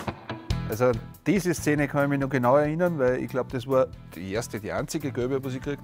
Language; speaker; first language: German; native; German